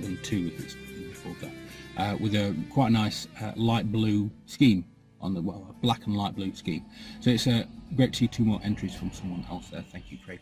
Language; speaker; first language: English; native; English